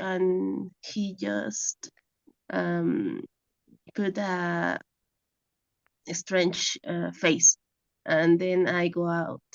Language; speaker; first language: English; non-native, learner; Spanish